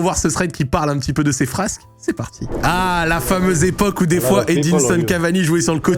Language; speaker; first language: French; native; French